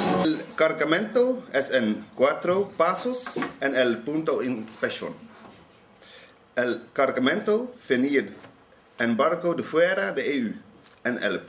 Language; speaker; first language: Spanish; non-native, learner; Dutch